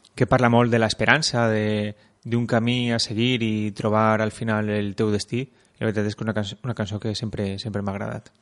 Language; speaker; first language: Catalan; non-native, local second language; Spanish